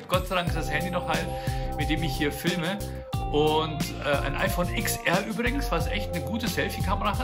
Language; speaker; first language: German; native; German